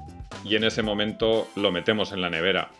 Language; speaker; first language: Spanish; native; Spanish